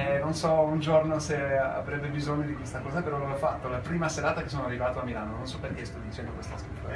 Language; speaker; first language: Italian; non-native, fluent; English